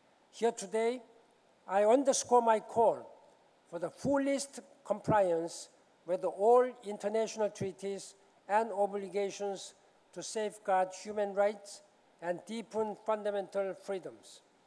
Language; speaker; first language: English; non-native, fluent; Korean